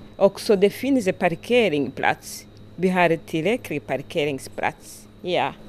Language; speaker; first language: Swedish; non-native, learner; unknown